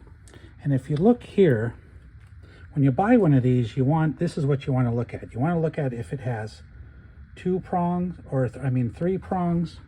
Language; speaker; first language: English; native; English